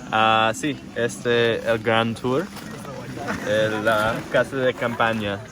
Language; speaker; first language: Spanish; non-native, learner; English